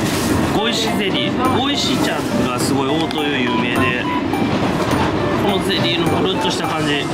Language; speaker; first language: Japanese; native; Japanese